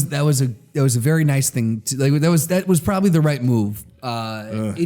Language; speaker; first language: English; native; English